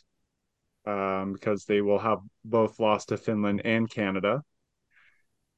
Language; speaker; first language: English; native; English